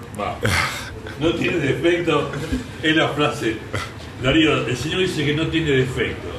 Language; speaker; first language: Spanish; native; Spanish